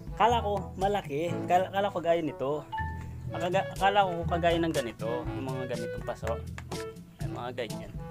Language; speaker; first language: Filipino; non-native, local second language; Pampanga